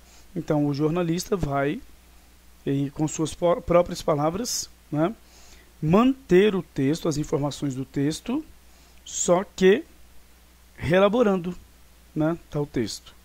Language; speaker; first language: Portuguese; native; Portuguese